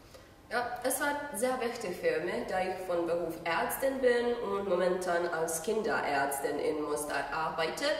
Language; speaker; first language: German; non-native, fluent; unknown